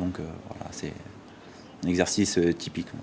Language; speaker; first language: French; native; French